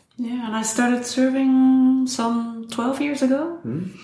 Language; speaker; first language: English; non-native, fluent; Dutch